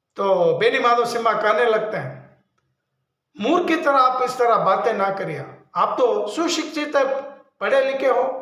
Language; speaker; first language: Hindi; non-native, local second language; Kannada